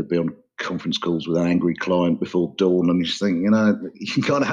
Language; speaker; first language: English; native; English